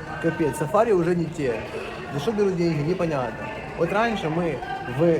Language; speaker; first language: Russian; native; Russian